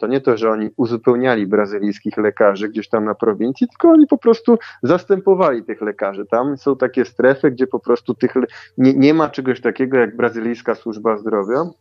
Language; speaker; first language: Polish; native; Polish